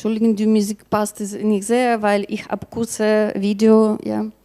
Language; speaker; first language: German; non-native, learner; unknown